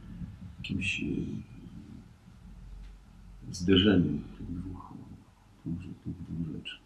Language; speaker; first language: Polish; native; Polish